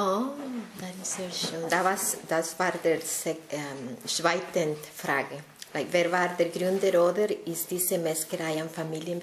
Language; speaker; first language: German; non-native, learner; Spanish